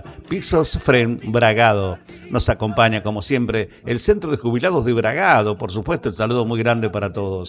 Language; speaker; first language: Spanish; native; Spanish